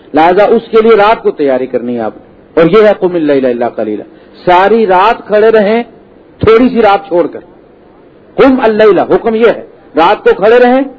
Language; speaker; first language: Urdu; non-native, local second language; Punjabi